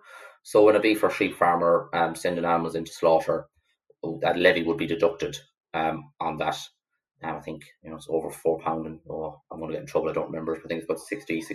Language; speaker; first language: English; native; English